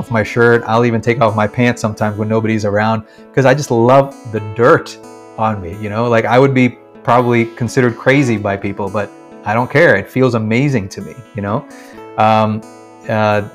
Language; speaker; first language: English; early bilingual, other home language; Malayalam